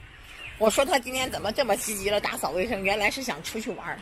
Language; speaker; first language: Chinese; native; Chinese